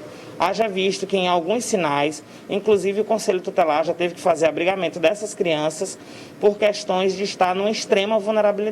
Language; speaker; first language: Portuguese; native; Portuguese